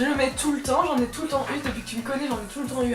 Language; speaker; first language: French; native; French